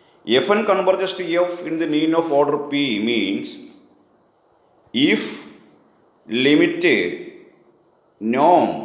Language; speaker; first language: English; non-native, local second language; Malayalam